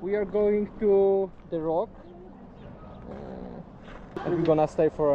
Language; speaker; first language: English; non-native, fluent; Polish